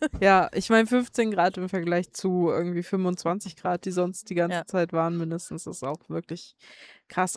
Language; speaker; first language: German; native; German